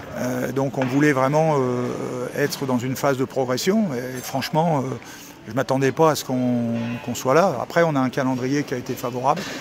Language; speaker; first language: French; native; French